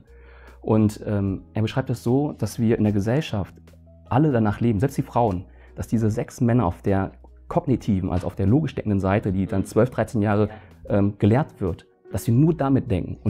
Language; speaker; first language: German; early bilingual, other home language; Vietnamese